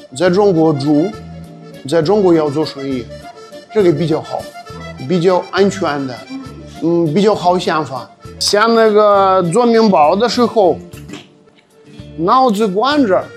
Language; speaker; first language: Chinese; non-native, learner; Russian